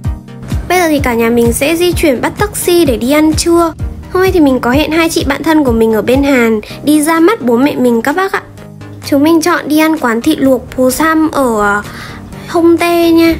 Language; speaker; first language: Vietnamese; native; Vietnamese